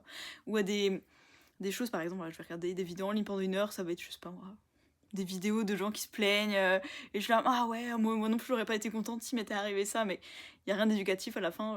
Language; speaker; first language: French; native; French